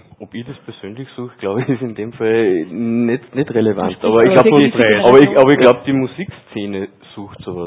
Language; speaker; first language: German; native; German